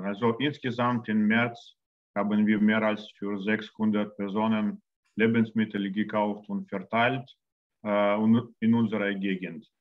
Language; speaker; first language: German; non-native, learner; Russian